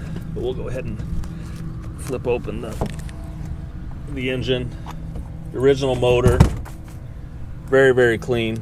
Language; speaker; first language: English; native; English